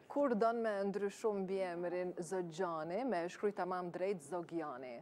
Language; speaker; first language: Albanian; native; Albanian